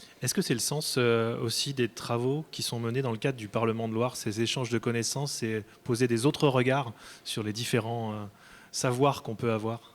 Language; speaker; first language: French; native; French